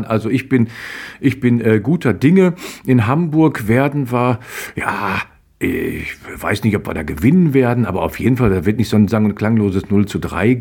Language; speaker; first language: German; native; German